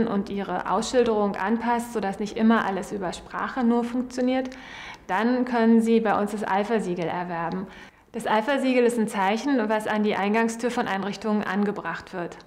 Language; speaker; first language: German; native; German